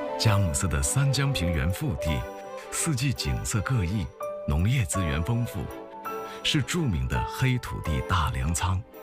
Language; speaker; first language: Chinese; native; Chinese